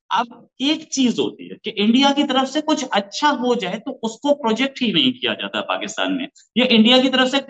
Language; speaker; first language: Hindi; native; Hindi